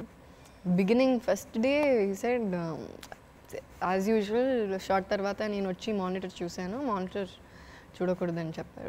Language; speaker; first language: Telugu; non-native, fluent; Malayalam